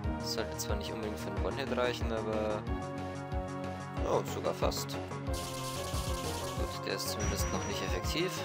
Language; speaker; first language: German; native; German